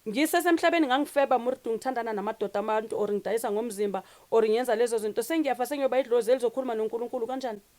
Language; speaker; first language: Zulu; native; Zulu